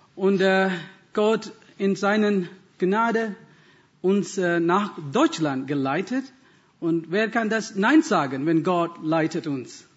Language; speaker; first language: German; non-native, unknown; Tamil